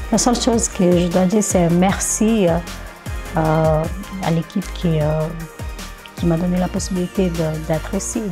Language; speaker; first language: French; non-native, fluent; Portuguese